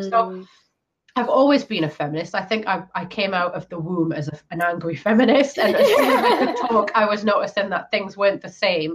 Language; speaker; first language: English; native; English